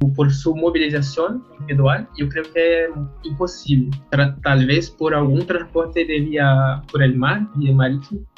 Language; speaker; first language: Spanish; non-native, learner; Portuguese